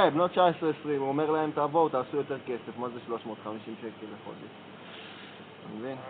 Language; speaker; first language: Hebrew; native; Hebrew